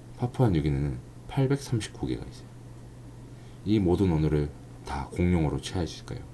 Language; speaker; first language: Korean; native; Korean